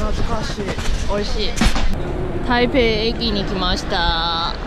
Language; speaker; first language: Japanese; non-native, fluent; Chinese